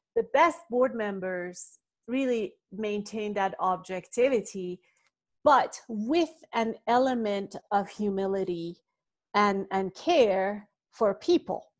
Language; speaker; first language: English; non-native, fluent; Persian